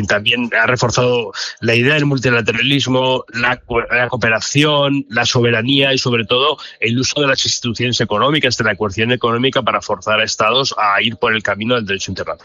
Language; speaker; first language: Spanish; native; Spanish